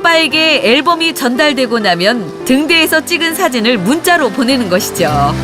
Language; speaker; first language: Korean; native; Korean